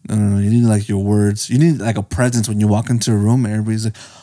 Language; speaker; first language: English; native; English